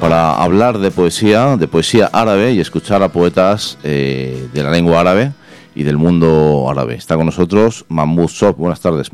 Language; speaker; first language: Spanish; native; Spanish